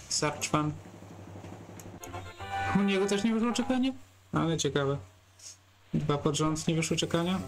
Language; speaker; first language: Polish; native; Polish